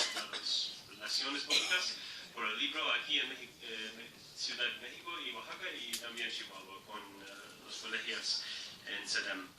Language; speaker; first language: Spanish; non-native, learner; English